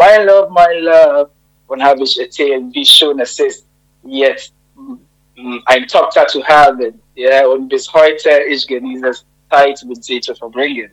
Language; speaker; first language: German; non-native, fluent; Akan